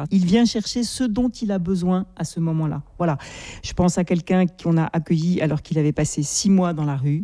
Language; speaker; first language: French; native; French